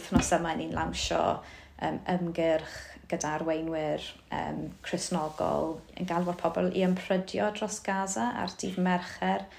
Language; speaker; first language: Welsh; native; Welsh